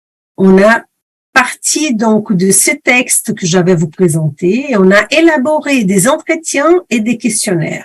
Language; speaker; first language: French; non-native, fluent; Portuguese